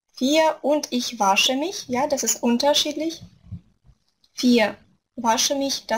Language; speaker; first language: German; non-native, fluent; Russian